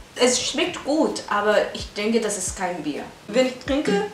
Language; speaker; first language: German; non-native, learner; Korean